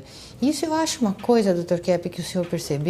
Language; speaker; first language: Portuguese; native; Portuguese